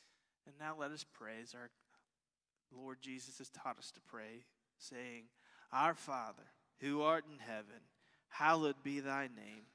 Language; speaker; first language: English; native; English